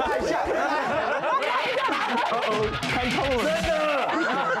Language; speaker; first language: Chinese; non-native, fluent; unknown